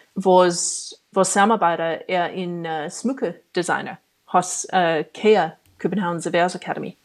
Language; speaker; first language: Danish; non-native, fluent; English